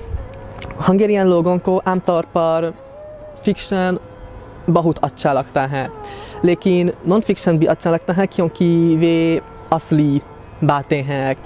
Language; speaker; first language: Hindi; non-native, fluent; Hungarian